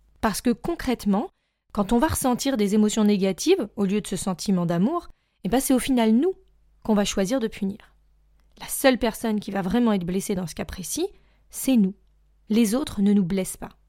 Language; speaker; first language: French; native; French